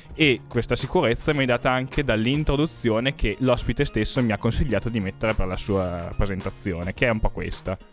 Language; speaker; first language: Italian; native; Italian